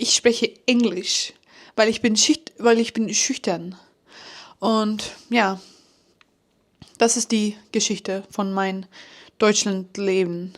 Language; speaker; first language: German; early bilingual, heritage; English